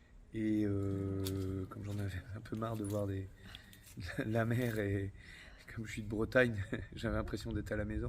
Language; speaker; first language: French; native; French